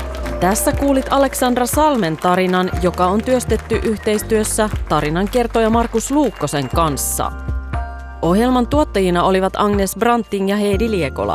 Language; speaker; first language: Finnish; native; Finnish